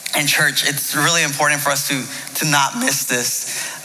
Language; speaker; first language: English; native; English